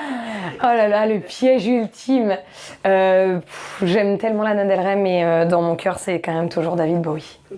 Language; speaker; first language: French; native; French